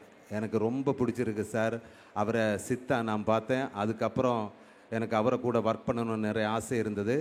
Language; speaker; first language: Tamil; non-native, local second language; Malayalam